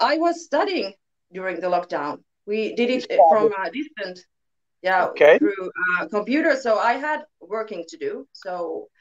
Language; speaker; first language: English; non-native, learner; Finnish